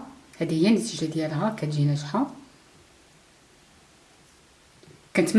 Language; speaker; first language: Arabic; native; Arabic